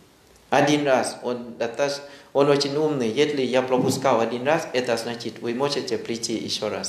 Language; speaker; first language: Russian; non-native, learner; Thai